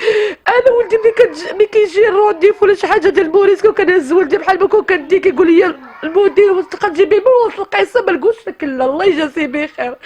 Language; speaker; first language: Arabic; native; Arabic